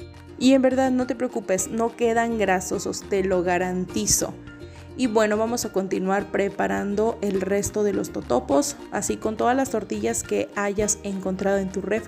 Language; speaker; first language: Spanish; native; Spanish